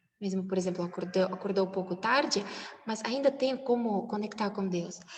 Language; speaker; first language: Portuguese; non-native, learner; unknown